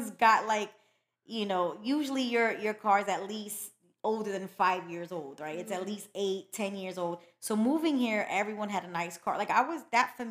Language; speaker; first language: English; early bilingual, other home language; Spanish